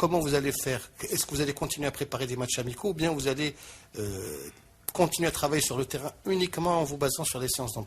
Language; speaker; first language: French; non-native, local second language; Arabic